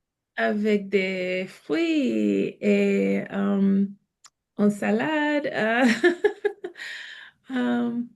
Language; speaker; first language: French; non-native, learner; Spanish